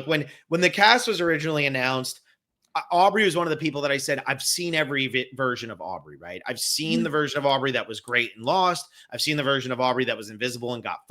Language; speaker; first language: English; native; English